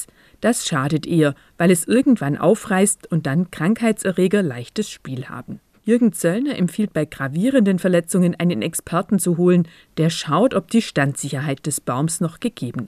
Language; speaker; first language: German; native; German